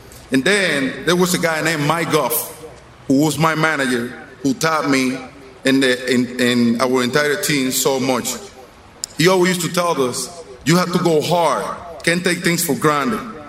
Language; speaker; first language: English; non-native, fluent; Spanish